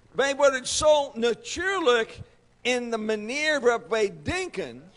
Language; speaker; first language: Dutch; non-native, learner; English